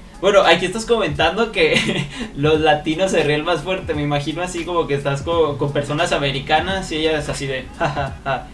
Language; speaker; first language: Spanish; native; Spanish